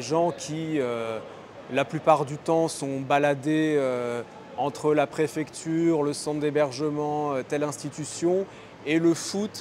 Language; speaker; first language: French; native; French